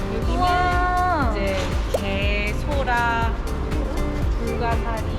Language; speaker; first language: Korean; native; Korean